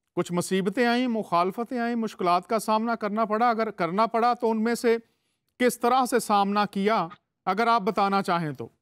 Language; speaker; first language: Urdu; native; Urdu